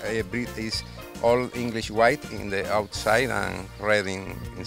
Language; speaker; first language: English; non-native, learner; Spanish